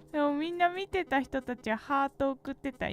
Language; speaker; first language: Japanese; native; Japanese